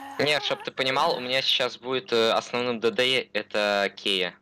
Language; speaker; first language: Russian; native; Russian